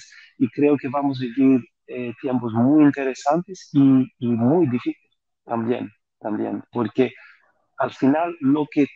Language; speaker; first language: Spanish; non-native, fluent; Greek